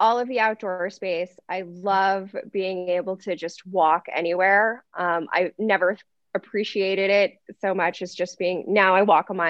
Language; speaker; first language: English; native; English